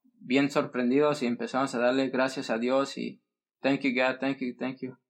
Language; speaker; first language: Spanish; early bilingual, heritage; Spanish